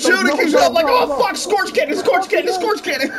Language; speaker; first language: English; native; English